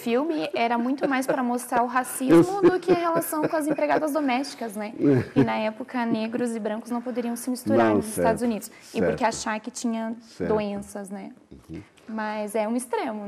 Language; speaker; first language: Portuguese; native; Portuguese